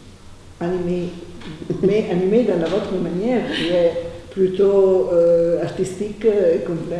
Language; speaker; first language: French; non-native, fluent; Italian